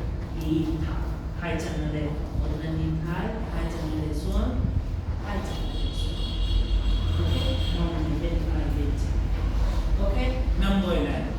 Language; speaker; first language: Vietnamese; non-native, learner; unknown